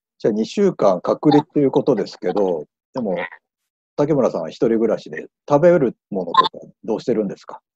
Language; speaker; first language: Japanese; native; Japanese